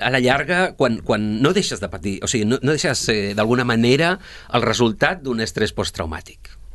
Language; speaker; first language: Catalan; early bilingual, other home language; Spanish